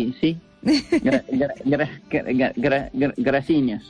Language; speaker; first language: Spanish; non-native, learner; English